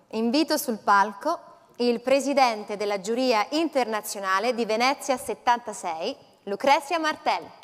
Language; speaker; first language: Italian; native; Italian